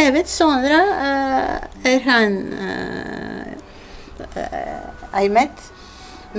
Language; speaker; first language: Turkish; non-native, learner; Greek